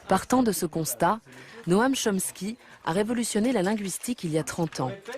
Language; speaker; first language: French; native; French